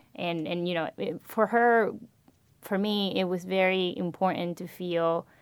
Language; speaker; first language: English; non-native, fluent; Spanish